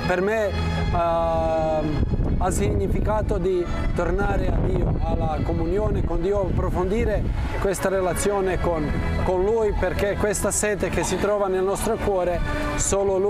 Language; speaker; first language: Italian; non-native, fluent; Croatian